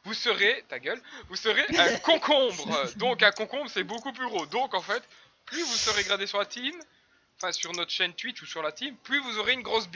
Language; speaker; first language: French; native; French